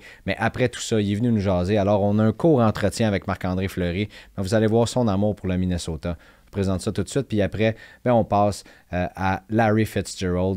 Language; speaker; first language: French; native; French